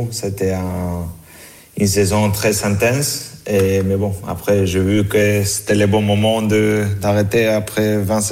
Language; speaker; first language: French; non-native, fluent; Spanish